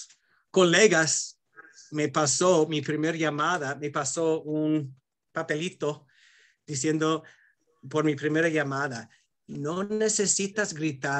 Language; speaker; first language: Spanish; non-native, fluent; English